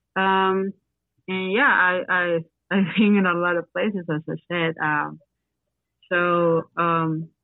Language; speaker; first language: English; non-native, learner; Spanish